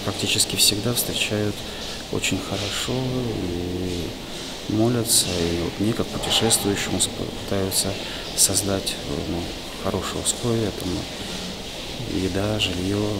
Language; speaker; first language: Russian; native; Russian